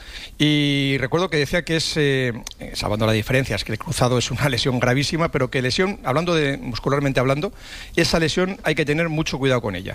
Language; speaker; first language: Spanish; native; Spanish